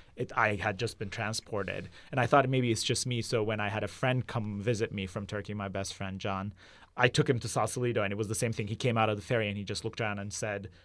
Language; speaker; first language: English; non-native, fluent; Turkish